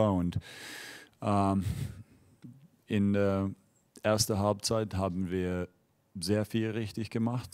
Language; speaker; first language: German; non-native, fluent; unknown